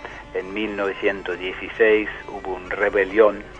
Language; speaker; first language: Spanish; non-native, fluent; English